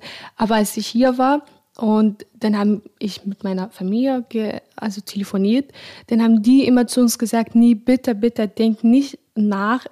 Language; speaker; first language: German; non-native, fluent; Arabic